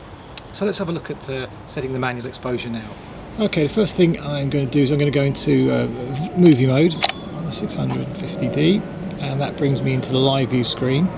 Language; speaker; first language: English; native; English